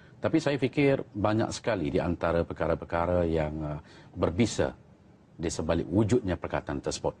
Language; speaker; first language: Malay; native; Malay